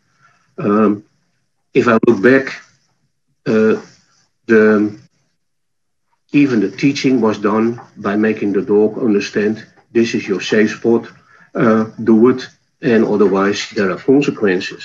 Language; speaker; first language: English; non-native, fluent; Dutch